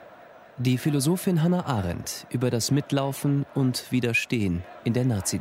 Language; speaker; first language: German; native; German